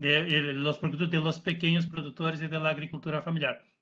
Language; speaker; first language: Spanish; non-native, learner; Portuguese